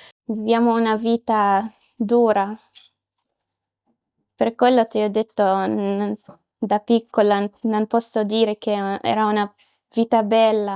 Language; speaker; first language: Italian; non-native, learner; Arabic